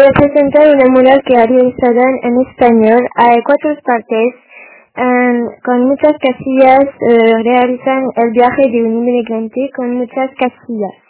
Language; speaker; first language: Spanish; non-native, learner; French